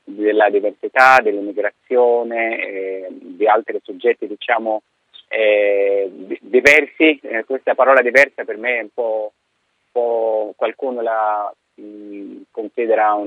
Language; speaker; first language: Italian; non-native, fluent; Arabic